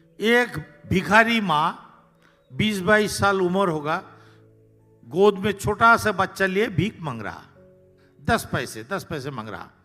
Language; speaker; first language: Hindi; non-native, local second language; Bangla